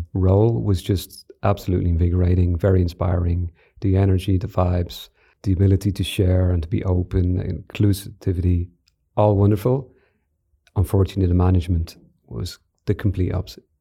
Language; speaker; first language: English; native; English